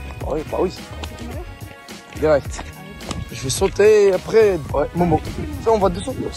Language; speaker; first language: French; non-native, local second language; Arabic